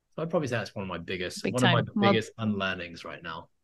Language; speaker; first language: English; native; English